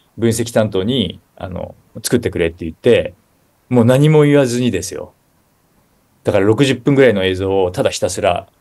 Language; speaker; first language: Japanese; native; Japanese